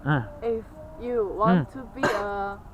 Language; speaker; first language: English; non-native, learner; Chinese